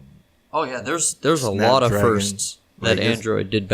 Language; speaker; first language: English; native; English